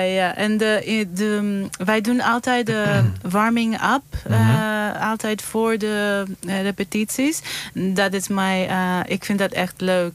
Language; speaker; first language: Dutch; non-native, learner; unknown